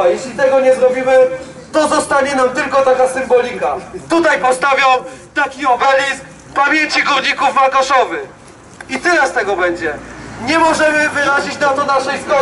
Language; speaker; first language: Polish; native; Polish